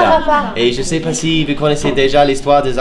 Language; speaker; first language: French; non-native, fluent; English